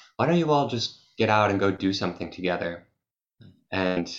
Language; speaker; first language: English; native; English